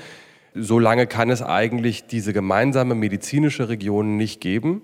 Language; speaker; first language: German; native; German